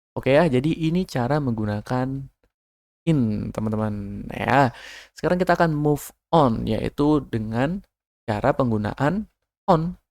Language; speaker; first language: Indonesian; native; Indonesian